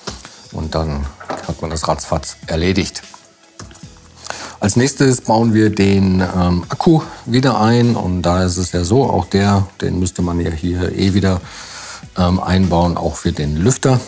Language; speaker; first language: German; native; German